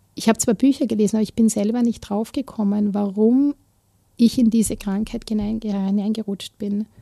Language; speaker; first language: German; native; German